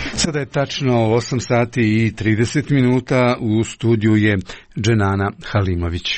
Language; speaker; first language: Croatian; native; Croatian